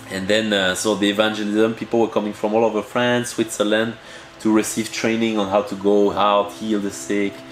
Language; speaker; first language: English; early bilingual, heritage; French